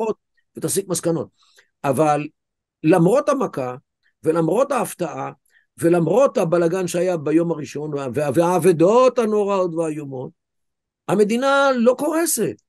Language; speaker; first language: Hebrew; native; Hebrew